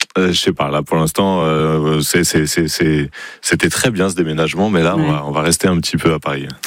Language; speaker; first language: French; native; French